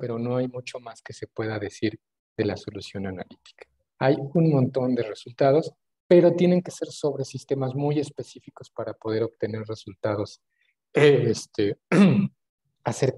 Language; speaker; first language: Spanish; native; Spanish